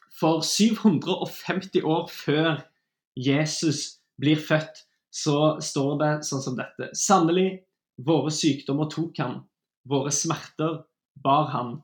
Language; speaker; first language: Norwegian; native; Norwegian